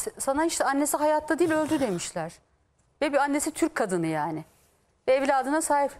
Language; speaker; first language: Turkish; native; Turkish